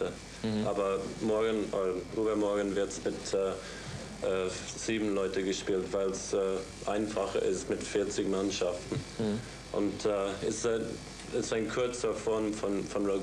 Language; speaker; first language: German; non-native, fluent; English